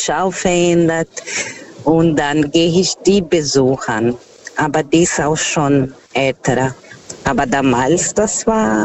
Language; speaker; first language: German; non-native, learner; Portuguese